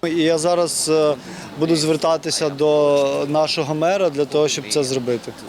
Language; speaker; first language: Ukrainian; non-native, fluent; Japanese